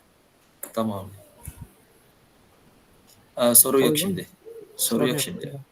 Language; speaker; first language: Turkish; non-native, fluent; Malay